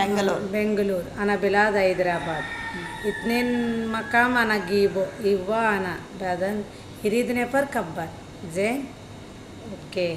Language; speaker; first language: Arabic; non-native, learner; Telugu